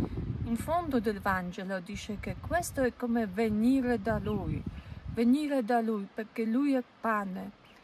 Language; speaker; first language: Italian; non-native, learner; Polish